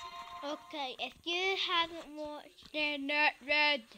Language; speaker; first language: English; native; English